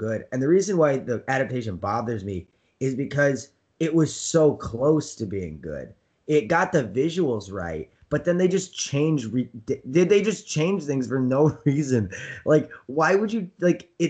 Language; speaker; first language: English; native; English